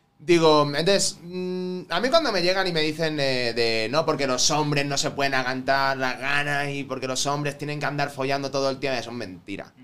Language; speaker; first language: Spanish; native; Spanish